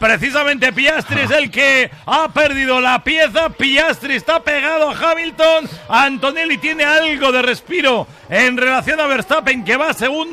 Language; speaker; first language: Spanish; native; Spanish